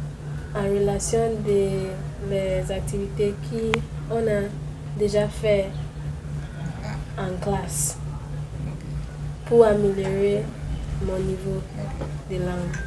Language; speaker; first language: French; non-native, learner; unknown